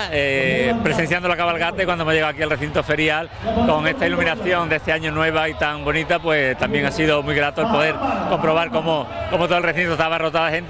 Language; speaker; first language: Spanish; native; Spanish